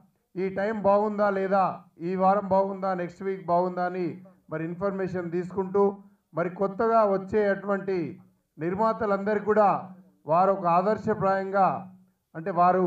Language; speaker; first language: Telugu; native; Telugu